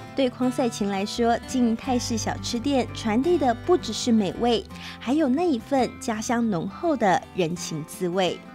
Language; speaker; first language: Chinese; native; Chinese